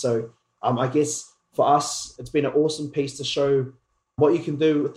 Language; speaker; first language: English; native; English